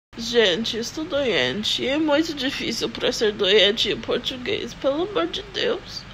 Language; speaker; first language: Portuguese; non-native, learner; English